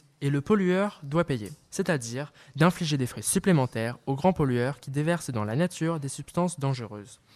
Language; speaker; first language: French; native; French